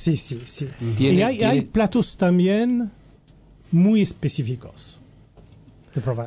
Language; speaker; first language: Spanish; non-native, learner; French